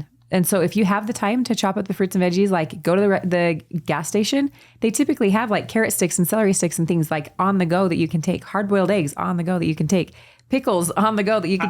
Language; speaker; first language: English; native; English